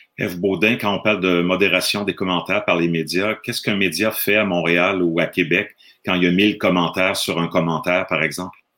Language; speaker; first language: French; native; French